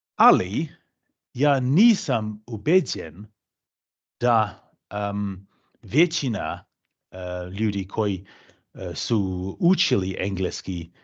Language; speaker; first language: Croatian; non-native, fluent; English